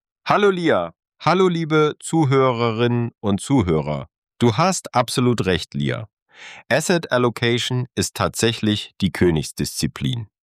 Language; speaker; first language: German; native; German